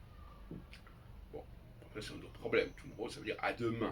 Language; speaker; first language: French; native; French